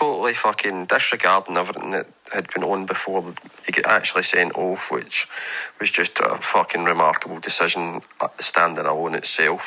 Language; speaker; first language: English; native; English